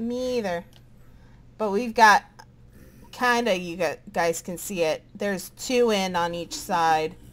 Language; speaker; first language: English; native; English